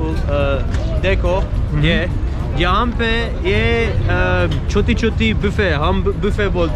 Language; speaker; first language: Hindi; non-native, learner; Turkish